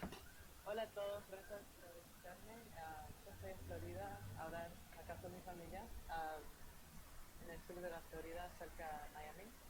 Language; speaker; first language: Spanish; early bilingual, heritage; Spanish